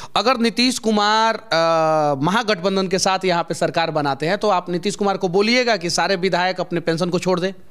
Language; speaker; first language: Hindi; native; Hindi